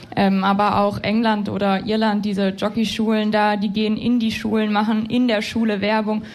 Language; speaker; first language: German; native; German